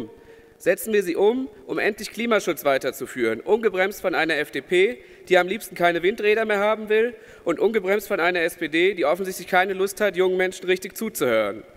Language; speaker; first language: German; native; German